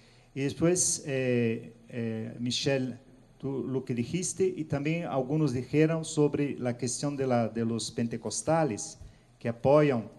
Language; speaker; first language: Spanish; non-native, fluent; Portuguese